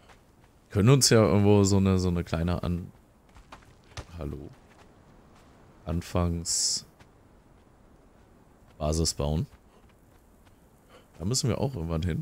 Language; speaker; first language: German; native; German